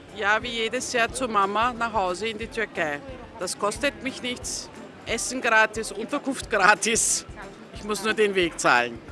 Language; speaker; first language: German; early bilingual, other home language; Turkish